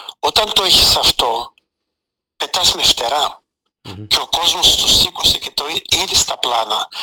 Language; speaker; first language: Greek; early bilingual, heritage; Greek